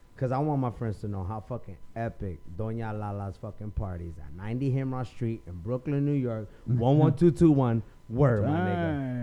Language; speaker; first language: English; early bilingual, other home language; Spanish